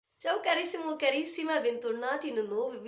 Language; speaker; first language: Italian; non-native, fluent; Arabic